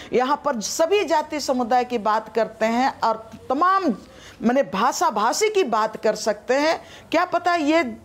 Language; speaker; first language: Hindi; non-native, local second language; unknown